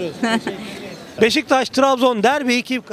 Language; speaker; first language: Turkish; native; Turkish